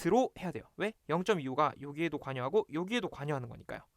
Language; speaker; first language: Korean; native; Korean